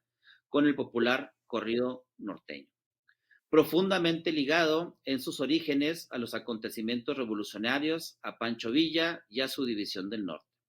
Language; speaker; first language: Spanish; native; Spanish